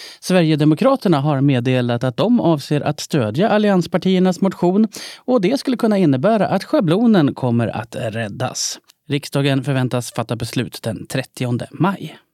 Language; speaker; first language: Swedish; native; Swedish